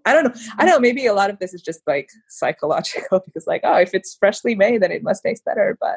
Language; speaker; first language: English; non-native, local second language; Filipino